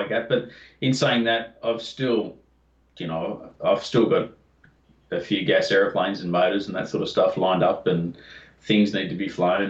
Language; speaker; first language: English; native; English